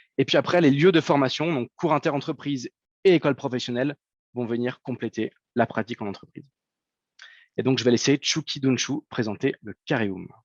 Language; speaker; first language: French; native; French